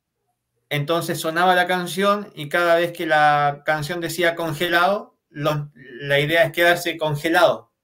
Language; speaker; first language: Spanish; native; Spanish